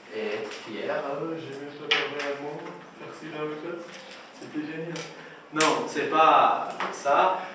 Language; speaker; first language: French; non-native, fluent; Persian